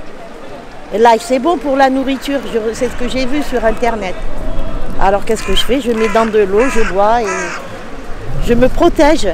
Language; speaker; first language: French; native; French